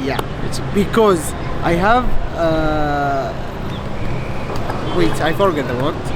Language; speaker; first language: English; non-native, learner; Arabic